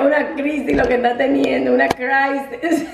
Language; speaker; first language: Spanish; native; Spanish